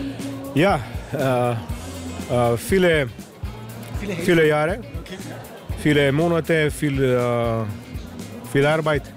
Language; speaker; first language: German; non-native, learner; Slovenian